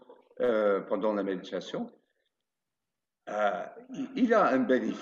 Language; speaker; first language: French; non-native, fluent; English